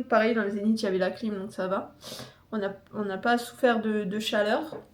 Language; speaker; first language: French; native; French